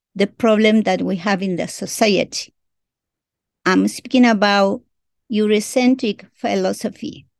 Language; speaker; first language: English; non-native, learner; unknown